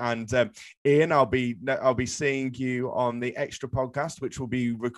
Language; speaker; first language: English; native; English